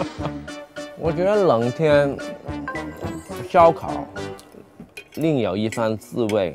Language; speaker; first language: Chinese; non-native, local second language; Cantonese